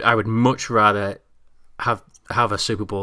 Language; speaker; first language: English; native; English